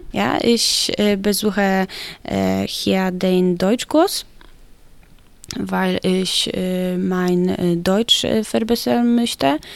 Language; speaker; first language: German; non-native, learner; Polish